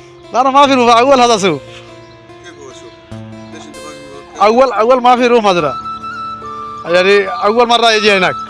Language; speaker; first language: Arabic; non-native, learner; Bangla